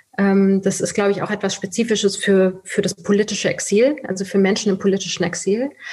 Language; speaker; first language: German; early bilingual, other home language; Persian